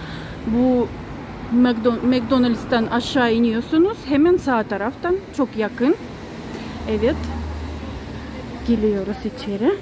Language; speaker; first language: Turkish; non-native, learner; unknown